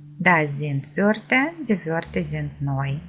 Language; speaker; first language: German; non-native, fluent; Ukrainian